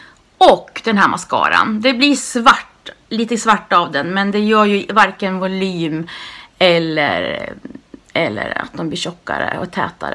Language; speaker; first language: Swedish; native; Swedish